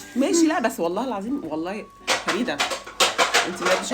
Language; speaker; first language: Arabic; native; Arabic